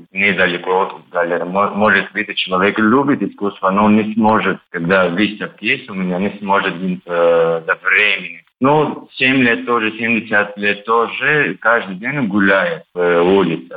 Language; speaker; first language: Russian; non-native, learner; Turkish